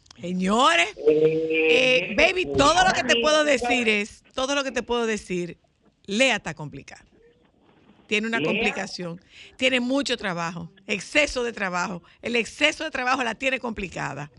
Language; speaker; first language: Spanish; native; Spanish